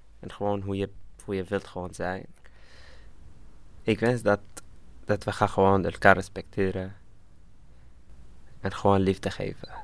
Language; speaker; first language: Dutch; non-native, fluent; Arabic